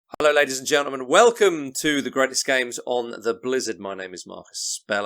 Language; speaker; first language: English; native; English